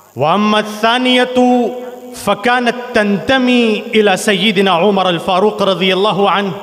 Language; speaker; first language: Arabic; non-native, fluent; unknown